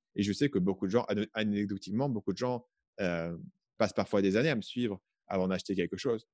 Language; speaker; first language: French; native; French